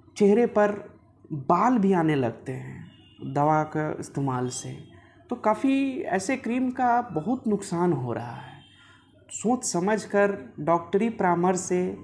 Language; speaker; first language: Hindi; native; Hindi